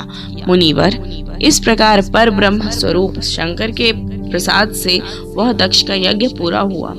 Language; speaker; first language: Hindi; native; Hindi